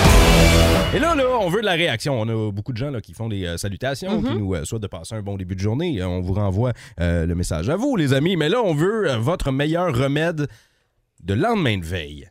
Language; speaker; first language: French; native; French